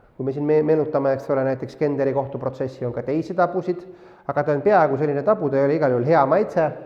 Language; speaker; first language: Estonian; native; Estonian